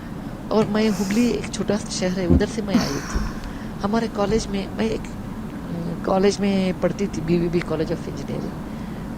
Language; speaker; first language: Hindi; non-native, local second language; Kannada